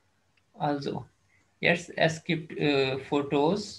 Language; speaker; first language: German; non-native, fluent; Urdu